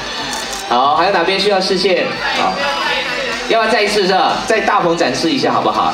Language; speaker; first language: Chinese; native; Chinese